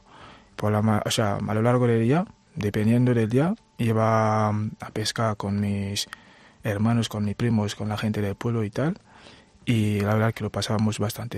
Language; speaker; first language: Spanish; non-native, fluent; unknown